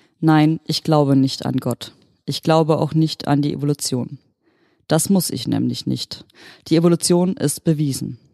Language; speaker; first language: German; native; German